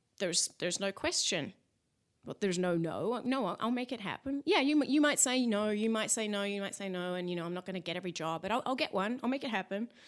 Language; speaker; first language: English; native; English